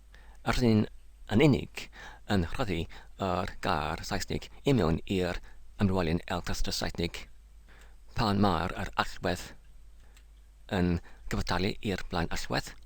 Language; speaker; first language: Welsh; non-native, learner; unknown